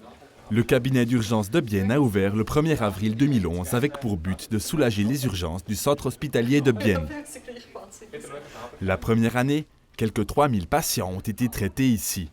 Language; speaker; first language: French; native; French